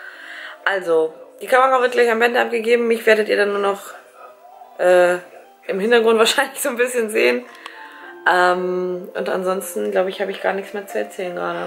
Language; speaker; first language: German; native; German